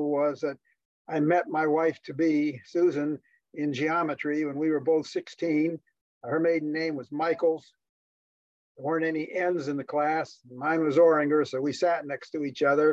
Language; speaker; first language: English; native; English